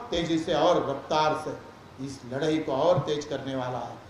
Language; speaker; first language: Hindi; non-native, local second language; Marathi